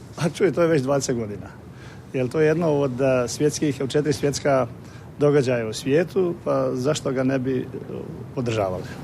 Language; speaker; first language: Croatian; native; Croatian